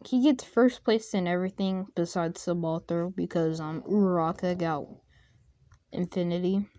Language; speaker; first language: English; native; English